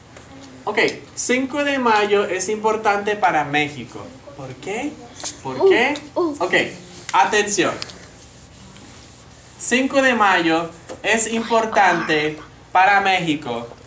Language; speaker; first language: Spanish; non-native, fluent; English